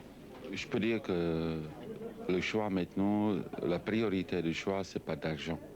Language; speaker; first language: French; non-native, fluent; Czech